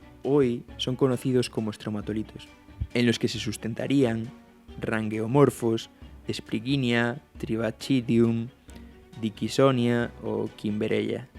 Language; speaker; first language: Spanish; native; Spanish